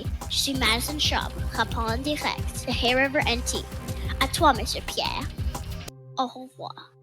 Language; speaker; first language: French; non-native, learner; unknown